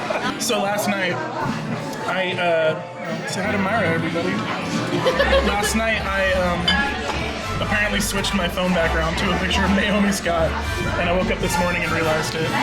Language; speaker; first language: English; native; English